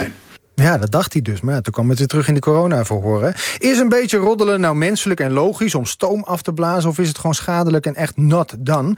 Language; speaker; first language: Dutch; native; Dutch